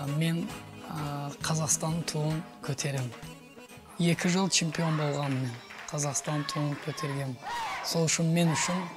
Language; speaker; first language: Kazakh; non-native, local second language; Azerbaijani